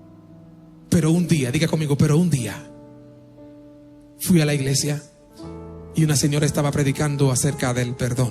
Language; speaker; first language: Spanish; non-native, fluent; Haitian Creole